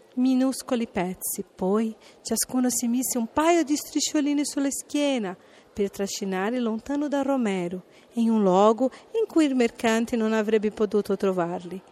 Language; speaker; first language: Italian; non-native, fluent; Portuguese